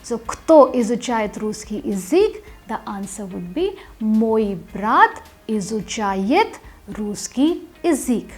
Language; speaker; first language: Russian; non-native, fluent; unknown